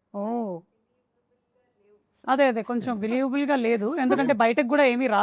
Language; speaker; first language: Telugu; native; Telugu